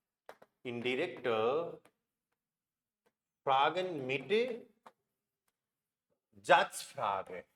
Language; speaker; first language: German; non-native, fluent; Hindi